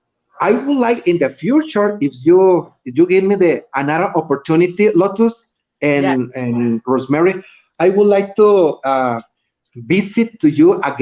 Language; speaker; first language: English; non-native, learner; Spanish